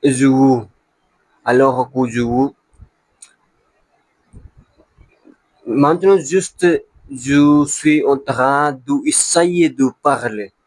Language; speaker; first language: French; non-native, learner; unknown